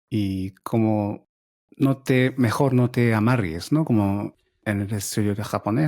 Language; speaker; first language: Spanish; non-native, fluent; Japanese